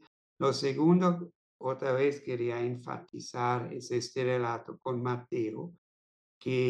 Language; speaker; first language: Spanish; non-native, fluent; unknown